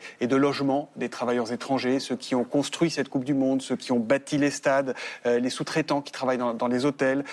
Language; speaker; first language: French; native; French